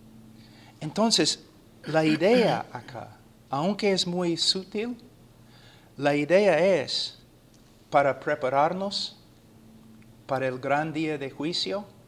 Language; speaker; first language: Spanish; non-native, fluent; English